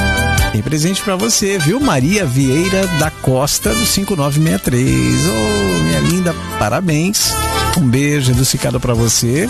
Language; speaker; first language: Portuguese; native; Portuguese